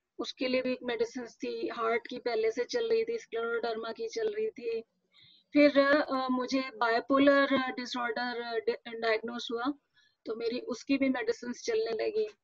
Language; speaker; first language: Hindi; native; Hindi